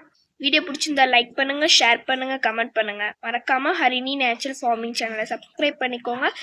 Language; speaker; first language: Tamil; native; Tamil